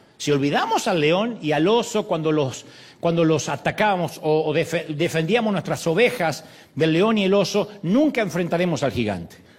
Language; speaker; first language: Spanish; native; Spanish